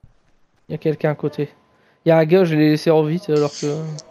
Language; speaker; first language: French; native; French